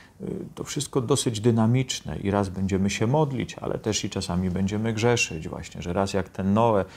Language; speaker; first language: Polish; native; Polish